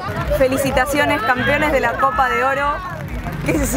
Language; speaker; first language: Spanish; native; Spanish